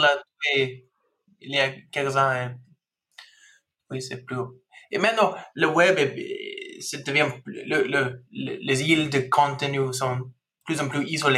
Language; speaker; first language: French; non-native, fluent; English